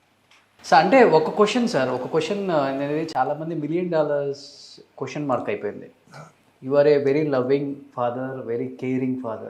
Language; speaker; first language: Telugu; native; Telugu